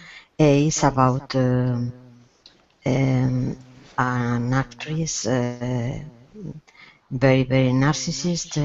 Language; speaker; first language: English; non-native, learner; Spanish